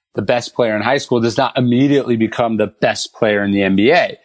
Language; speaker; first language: English; native; English